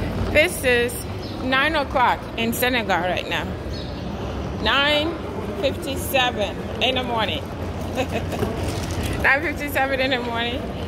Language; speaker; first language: English; non-native, fluent; Wolof